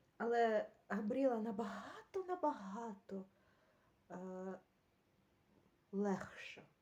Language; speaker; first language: Ukrainian; native; Ukrainian